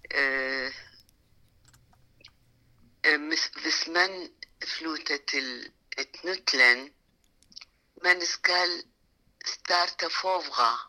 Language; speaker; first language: Danish; non-native, learner; Arabic